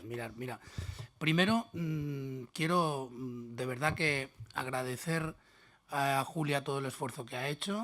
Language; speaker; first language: Spanish; native; Spanish